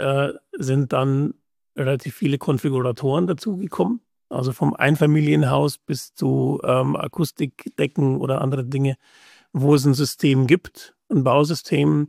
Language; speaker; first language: German; native; German